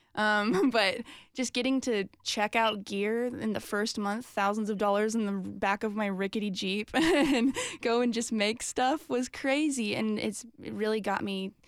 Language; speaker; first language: English; native; English